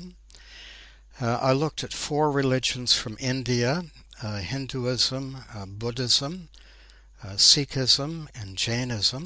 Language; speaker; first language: English; native; English